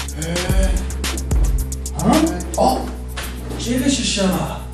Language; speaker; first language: Chinese; non-native, learner; English